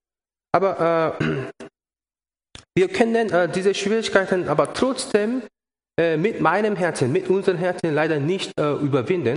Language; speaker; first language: German; non-native, learner; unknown